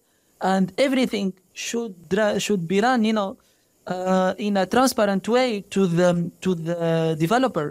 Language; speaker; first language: English; non-native, fluent; Arabic